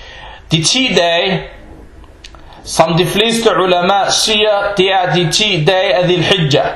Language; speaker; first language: Danish; non-native, fluent; Arabic